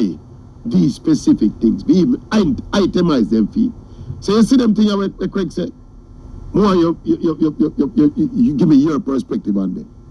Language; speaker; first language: English; non-native, local second language; Jamaican Creole English